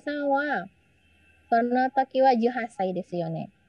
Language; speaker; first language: Japanese; non-native, learner; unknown